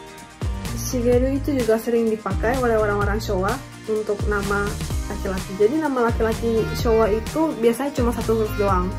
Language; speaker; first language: Indonesian; non-native, fluent; Japanese